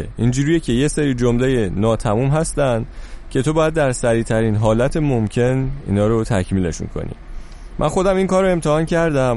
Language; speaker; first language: Persian; native; Persian